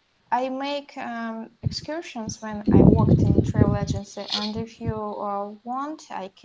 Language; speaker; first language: English; non-native, learner; Russian